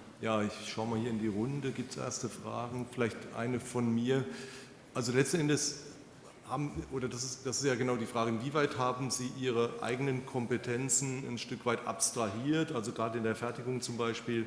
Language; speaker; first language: German; native; German